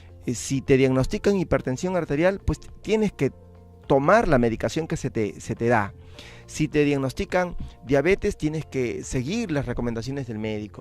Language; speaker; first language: Spanish; native; Spanish